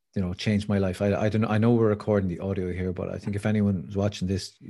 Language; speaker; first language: English; native; English